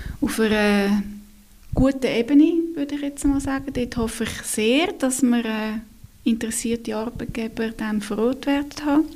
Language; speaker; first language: German; native; German